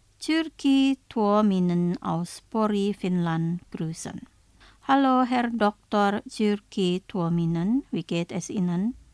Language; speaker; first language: German; non-native, fluent; Indonesian